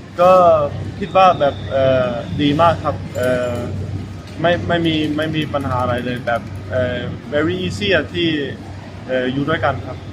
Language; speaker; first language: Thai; early bilingual, heritage; Thai